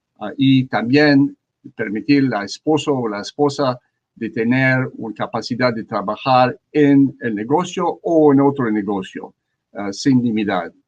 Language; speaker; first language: Spanish; non-native, learner; French